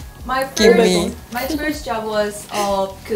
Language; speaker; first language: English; non-native, learner; Korean